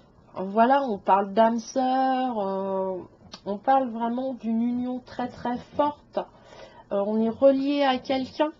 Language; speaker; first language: French; native; French